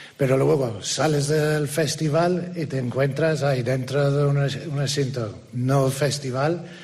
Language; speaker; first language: Spanish; non-native, fluent; English